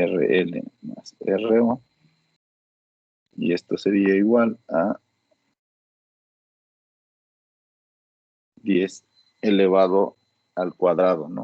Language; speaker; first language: Spanish; native; Spanish